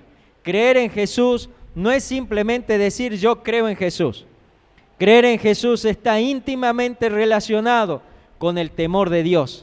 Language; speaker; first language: Spanish; native; Spanish